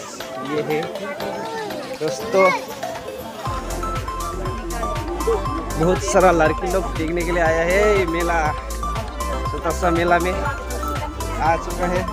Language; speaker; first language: Hindi; non-native, local second language; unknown